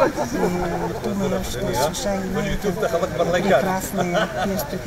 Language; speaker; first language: Russian; non-native, learner; Chinese